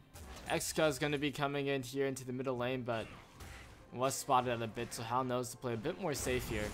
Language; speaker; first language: English; native; English